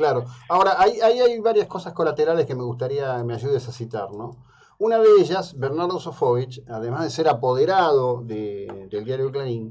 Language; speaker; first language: Spanish; native; Spanish